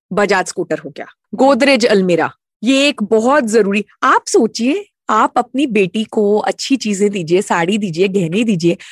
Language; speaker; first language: Hindi; native; Hindi